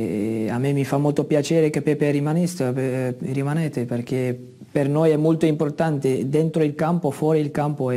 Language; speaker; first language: Italian; non-native, fluent; Dutch